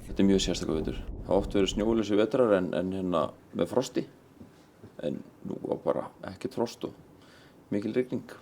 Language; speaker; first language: Icelandic; native; Icelandic